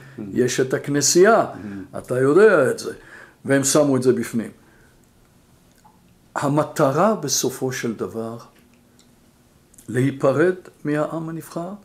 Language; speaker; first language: Hebrew; non-native, fluent; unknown